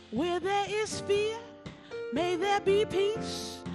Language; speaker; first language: English; native; English